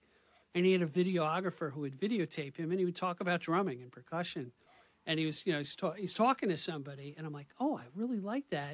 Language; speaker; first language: English; native; English